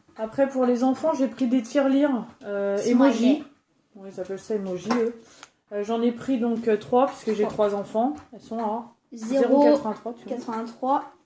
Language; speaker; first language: French; native; French